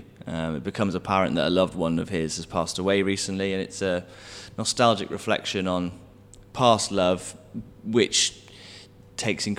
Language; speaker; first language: English; native; English